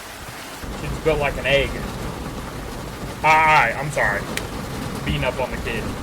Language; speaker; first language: English; native; English